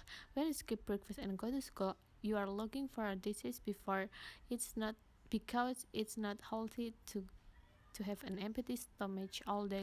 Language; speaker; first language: English; non-native, learner; Indonesian